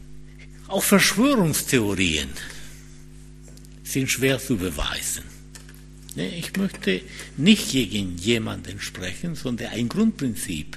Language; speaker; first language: German; non-native, fluent; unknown